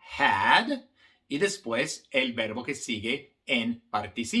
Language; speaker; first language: Spanish; non-native, fluent; English